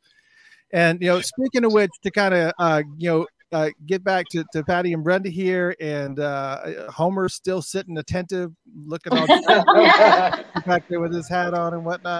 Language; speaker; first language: English; native; English